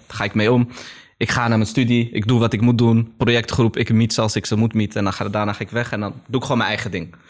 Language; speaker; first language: Dutch; early bilingual, other home language; Arabic